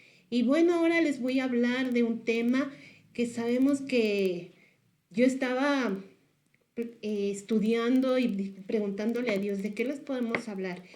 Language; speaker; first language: Spanish; native; Spanish